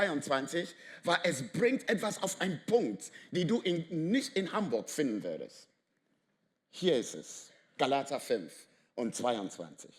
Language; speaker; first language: German; non-native, fluent; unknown